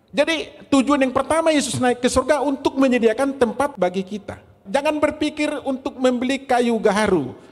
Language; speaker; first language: Indonesian; native; Indonesian